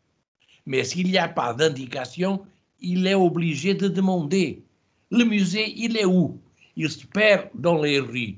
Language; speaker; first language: French; non-native, fluent; Portuguese